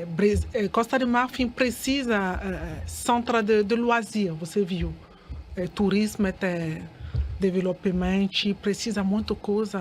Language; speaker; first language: Portuguese; non-native, learner; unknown